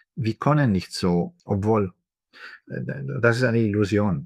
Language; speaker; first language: German; non-native, fluent; Hebrew